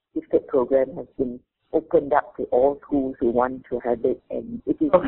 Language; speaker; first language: English; non-native, local second language; Min Nan Chinese